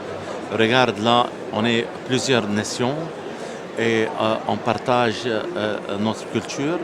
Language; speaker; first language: French; non-native, local second language; Arabic